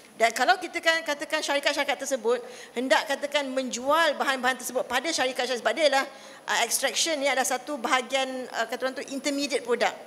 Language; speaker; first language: Malay; native; Malay